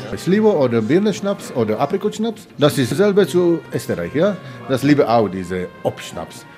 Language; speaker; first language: German; non-native, learner; Czech